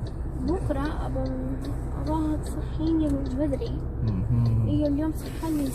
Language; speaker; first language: Arabic; native; Arabic